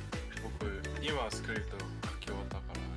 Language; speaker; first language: Japanese; non-native, fluent; Korean